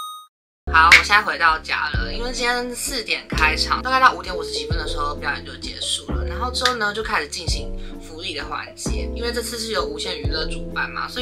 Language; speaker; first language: Chinese; native; Chinese